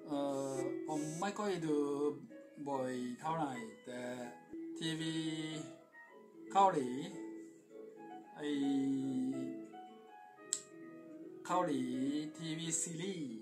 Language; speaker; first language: Thai; non-native, fluent; Japanese